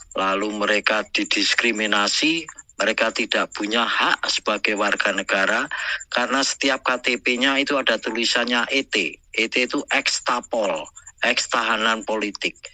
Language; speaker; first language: Indonesian; native; Indonesian